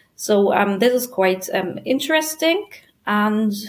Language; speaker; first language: English; non-native, fluent; German